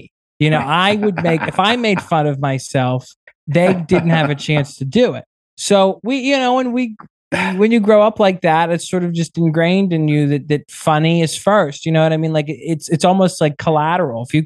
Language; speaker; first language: English; native; English